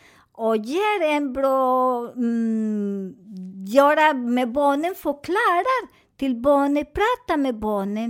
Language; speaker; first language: Swedish; non-native, fluent; Spanish